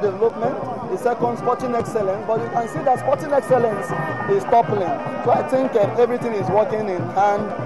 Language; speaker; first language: English; non-native, local second language; Igbo